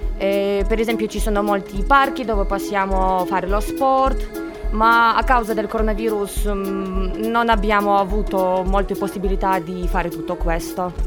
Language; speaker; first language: Italian; non-native, fluent; Russian